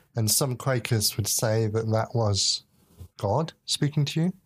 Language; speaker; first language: English; native; English